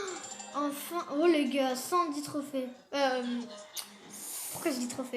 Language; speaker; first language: French; native; French